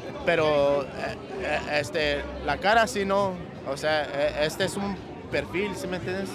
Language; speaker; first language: Spanish; early bilingual, heritage; Spanish